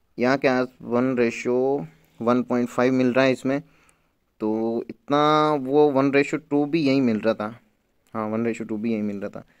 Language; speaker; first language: Hindi; native; Hindi